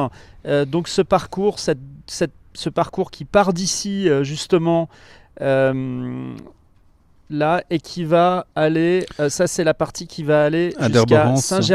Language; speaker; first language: French; native; French